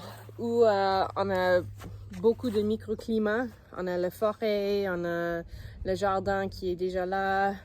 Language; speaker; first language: French; non-native, learner; English